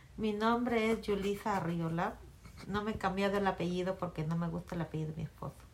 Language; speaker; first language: Spanish; native; Spanish